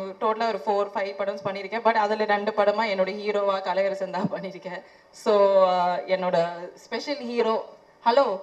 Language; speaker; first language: Tamil; non-native, fluent; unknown